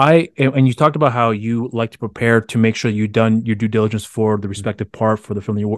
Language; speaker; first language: English; early bilingual, other home language; Spanish